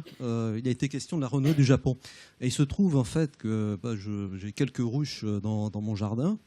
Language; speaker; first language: French; native; French